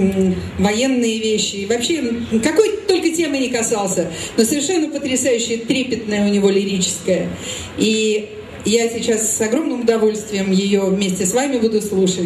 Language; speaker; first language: Russian; native; Russian